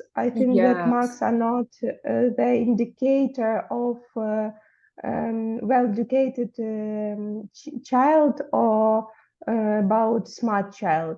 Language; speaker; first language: English; non-native, fluent; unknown